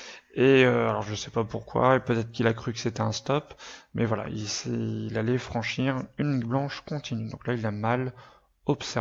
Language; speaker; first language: French; native; French